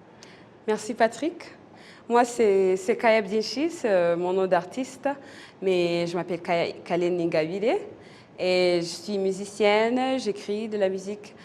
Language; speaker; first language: French; non-native, local second language; Kinyarwanda